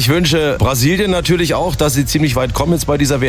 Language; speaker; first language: German; native; German